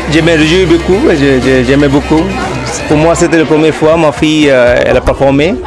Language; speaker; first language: French; non-native, learner; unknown